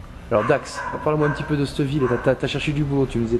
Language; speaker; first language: French; native; French